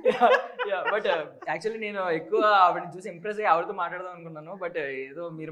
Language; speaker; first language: Telugu; native; Telugu